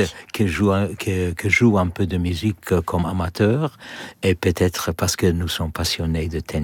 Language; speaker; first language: French; non-native, learner; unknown